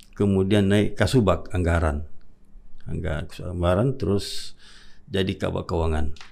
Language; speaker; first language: Indonesian; native; Indonesian